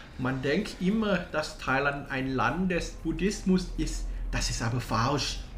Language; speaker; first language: German; non-native, learner; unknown